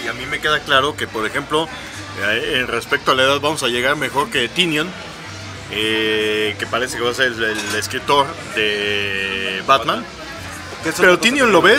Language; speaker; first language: Spanish; native; Spanish